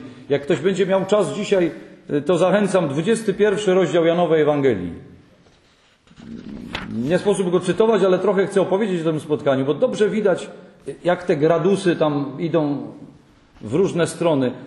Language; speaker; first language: Polish; native; Polish